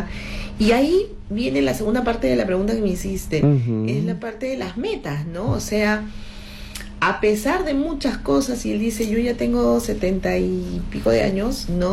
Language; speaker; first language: Spanish; native; Spanish